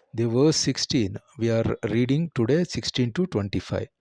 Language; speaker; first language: English; non-native, local second language; Telugu